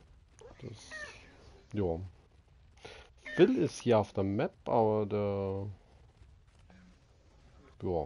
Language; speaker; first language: German; native; German